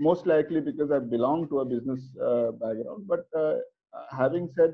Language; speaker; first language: English; non-native, local second language; Hindi